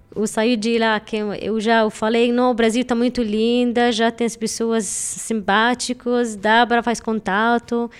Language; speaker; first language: Portuguese; non-native, fluent; Arabic